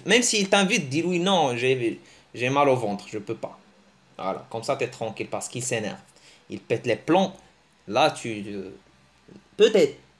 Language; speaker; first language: French; early bilingual, other home language; Arabic